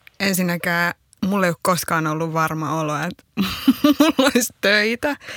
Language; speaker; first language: Finnish; early bilingual, other home language; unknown